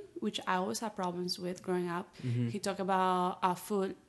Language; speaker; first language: English; non-native, fluent; Spanish